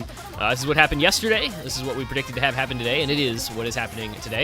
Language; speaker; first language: English; native; English